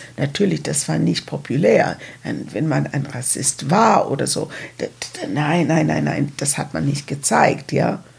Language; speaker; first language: German; non-native, fluent; English